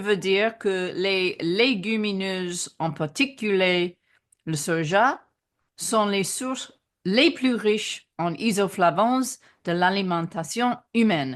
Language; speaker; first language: French; non-native, fluent; English